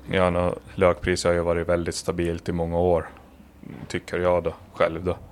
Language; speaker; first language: Swedish; native; Swedish